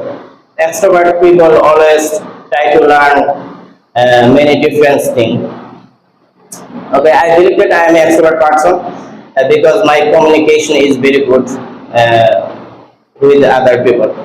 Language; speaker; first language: English; non-native, learner; Bangla